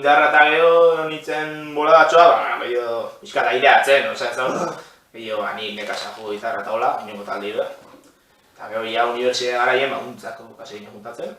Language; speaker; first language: Basque; native; Basque